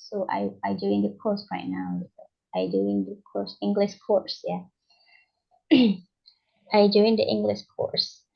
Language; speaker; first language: English; non-native, learner; Indonesian